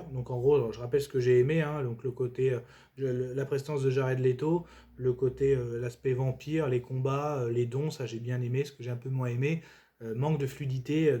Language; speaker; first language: French; native; French